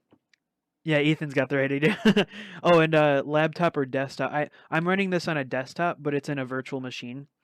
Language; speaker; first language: English; native; English